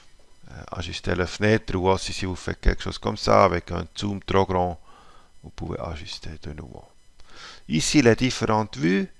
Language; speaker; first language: French; non-native, local second language; German